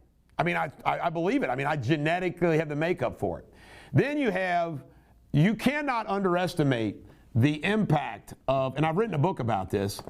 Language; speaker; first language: English; native; English